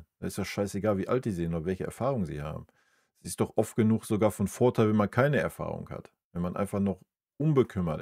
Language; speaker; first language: German; native; German